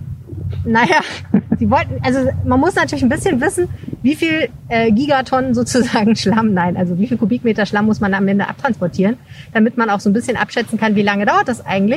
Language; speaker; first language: German; native; German